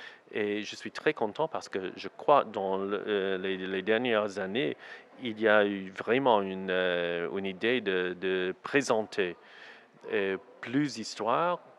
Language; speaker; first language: French; non-native, learner; English